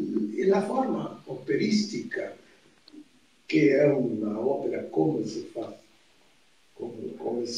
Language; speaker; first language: Italian; non-native, fluent; Portuguese